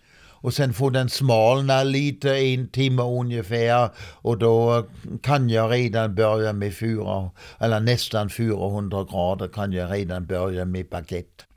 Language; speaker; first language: Swedish; non-native, fluent; German